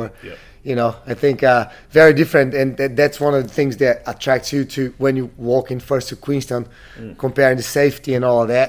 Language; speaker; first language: English; non-native, fluent; Portuguese